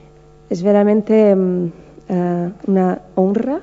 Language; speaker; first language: Spanish; non-native, learner; Portuguese